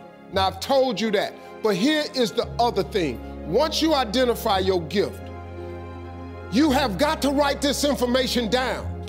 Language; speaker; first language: English; native; English